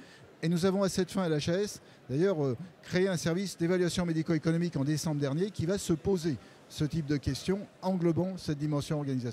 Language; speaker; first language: French; native; French